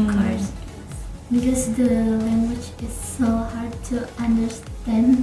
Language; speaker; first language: English; non-native, learner; Indonesian